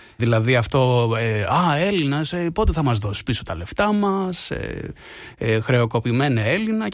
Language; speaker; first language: Greek; early bilingual, heritage; Greek